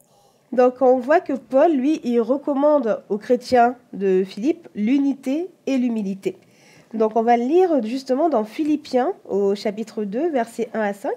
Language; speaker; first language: French; native; French